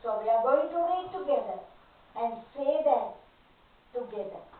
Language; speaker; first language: English; non-native, local second language; Tamil